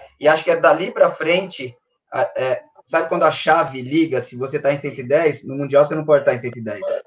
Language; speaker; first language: Portuguese; native; Portuguese